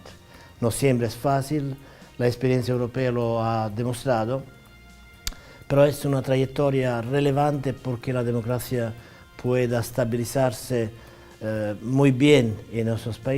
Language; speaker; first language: Spanish; non-native, fluent; Italian